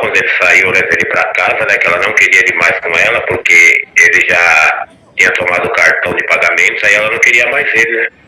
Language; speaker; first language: Portuguese; native; Portuguese